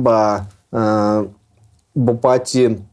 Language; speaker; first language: Indonesian; non-native, learner; Russian